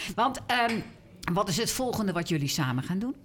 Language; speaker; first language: Dutch; native; Dutch